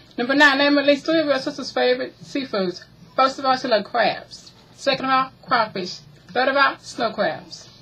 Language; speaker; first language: English; native; English